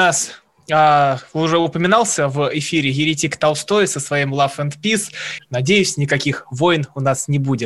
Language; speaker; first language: Russian; native; Russian